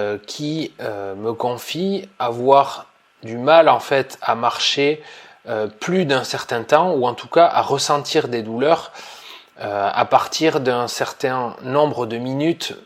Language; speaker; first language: French; native; French